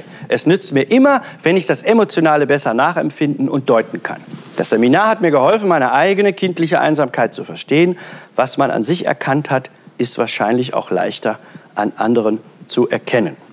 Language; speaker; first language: German; native; German